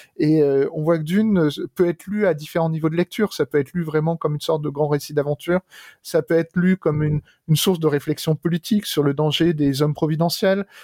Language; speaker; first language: French; native; French